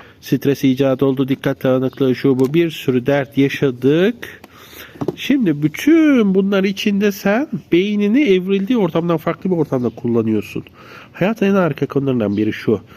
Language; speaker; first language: Turkish; native; Turkish